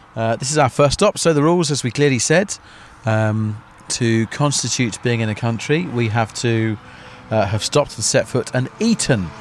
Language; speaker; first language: English; native; English